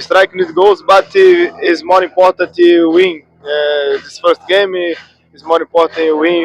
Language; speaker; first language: English; non-native, learner; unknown